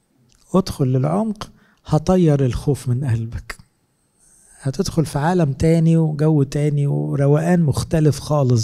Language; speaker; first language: Arabic; native; Arabic